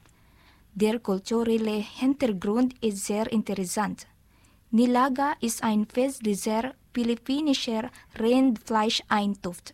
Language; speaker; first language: German; non-native, learner; Filipino